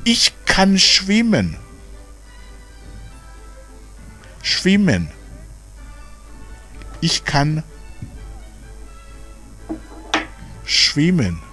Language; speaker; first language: German; non-native, fluent; Rundi